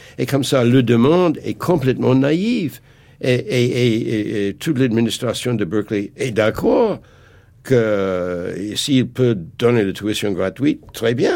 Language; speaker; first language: French; non-native, fluent; English